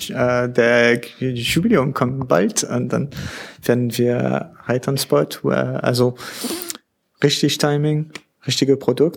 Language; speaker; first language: German; non-native, learner; French